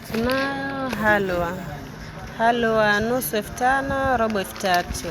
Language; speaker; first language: Swahili; native; Swahili